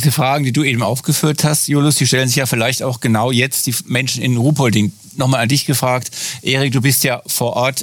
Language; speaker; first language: German; native; German